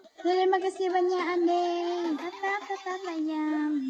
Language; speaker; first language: Indonesian; non-native, learner; Vietnamese